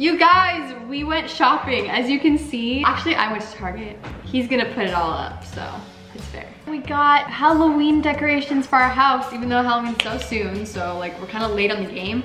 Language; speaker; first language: English; native; English